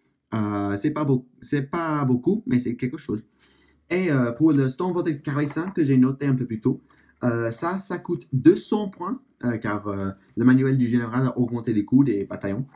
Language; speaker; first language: French; non-native, learner; English